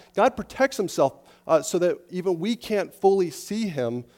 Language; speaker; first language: English; native; English